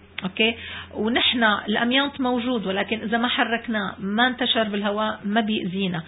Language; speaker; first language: Arabic; native; Arabic